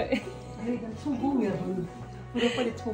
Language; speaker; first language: Swedish; non-native, learner; Cebuano